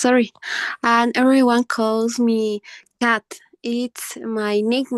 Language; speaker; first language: English; non-native, learner; Spanish